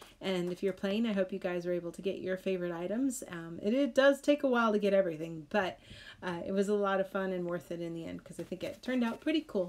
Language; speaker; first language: English; native; English